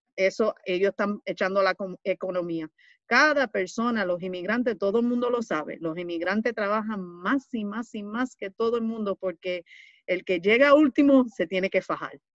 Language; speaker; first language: Spanish; early bilingual, heritage; Spanish